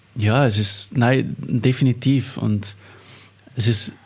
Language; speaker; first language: German; native; German